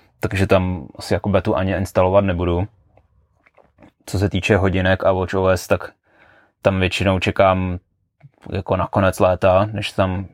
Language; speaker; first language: Czech; native; Czech